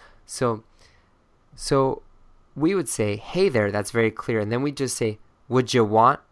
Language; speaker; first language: English; native; English